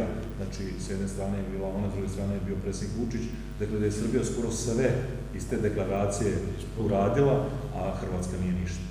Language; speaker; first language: Serbian; native; Serbian